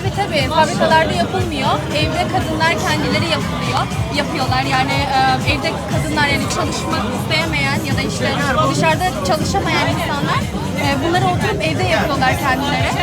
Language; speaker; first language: Turkish; early bilingual, other home language; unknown